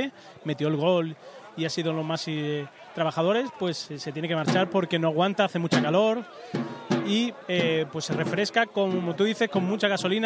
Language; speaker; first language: Spanish; native; Spanish